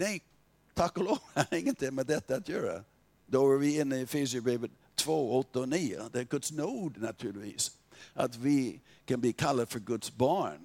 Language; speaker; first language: Swedish; non-native, fluent; English